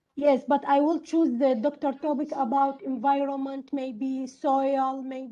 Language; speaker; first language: English; non-native, learner; Arabic